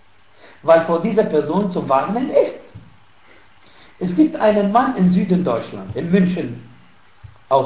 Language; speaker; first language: German; non-native, fluent; Arabic